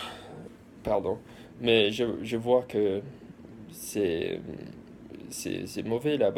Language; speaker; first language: French; early bilingual, heritage; English